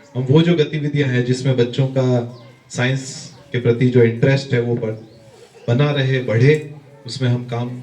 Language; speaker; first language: Hindi; native; Hindi